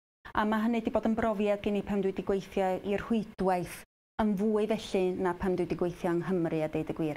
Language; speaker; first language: Welsh; native; Welsh